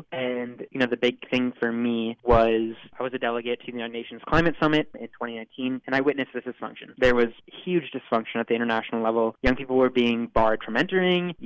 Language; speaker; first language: English; native; English